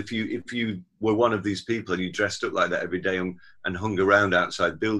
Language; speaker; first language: English; native; English